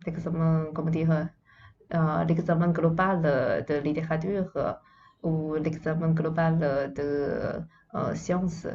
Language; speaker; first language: French; non-native, fluent; Chinese